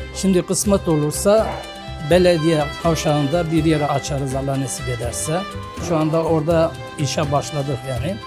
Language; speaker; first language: Turkish; native; Turkish